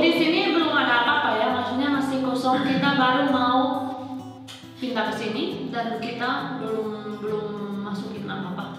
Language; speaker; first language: Indonesian; non-native, fluent; Spanish